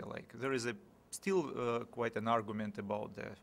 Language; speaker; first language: English; non-native, fluent; Russian